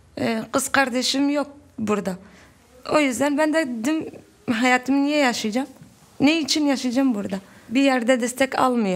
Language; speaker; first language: Turkish; non-native, learner; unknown